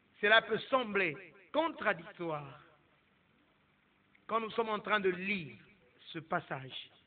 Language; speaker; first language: French; non-native, local second language; Lingala